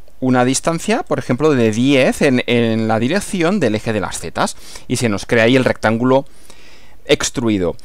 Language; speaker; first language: Spanish; native; Spanish